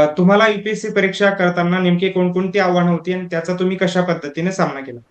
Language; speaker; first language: Marathi; native; Marathi